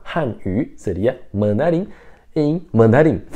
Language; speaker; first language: Portuguese; non-native, fluent; Chinese